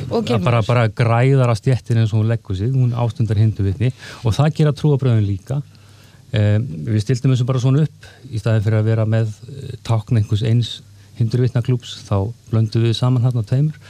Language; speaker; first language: Icelandic; native; Icelandic